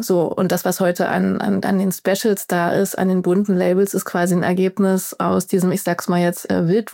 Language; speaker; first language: German; native; German